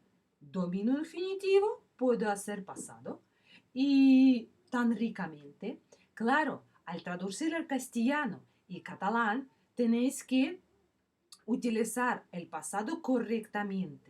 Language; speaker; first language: Spanish; non-native, fluent; Russian